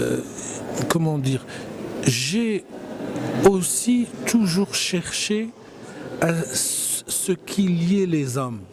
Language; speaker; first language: French; non-native, local second language; Arabic